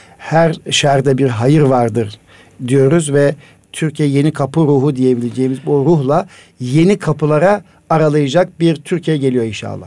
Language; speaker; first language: Turkish; native; Turkish